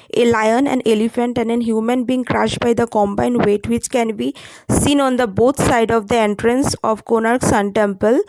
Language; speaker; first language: English; non-native, local second language; Bangla